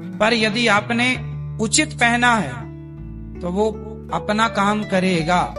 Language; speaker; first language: Hindi; native; Hindi